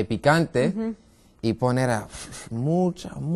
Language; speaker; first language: Spanish; non-native, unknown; English